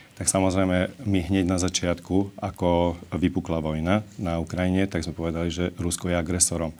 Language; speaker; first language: Slovak; non-native, local second language; Hungarian